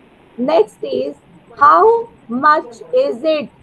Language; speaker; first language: English; non-native, learner; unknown